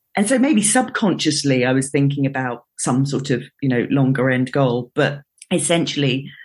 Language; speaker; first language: English; native; English